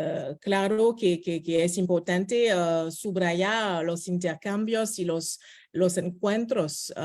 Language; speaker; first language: Spanish; non-native, fluent; French